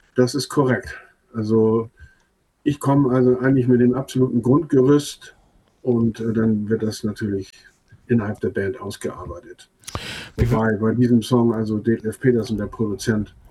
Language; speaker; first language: German; non-native, local second language; Low German